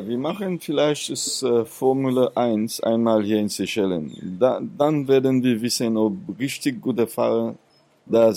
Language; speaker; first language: German; non-native, fluent; Seselwa Creole French